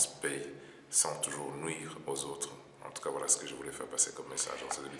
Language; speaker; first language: French; non-native, local second language; Lingala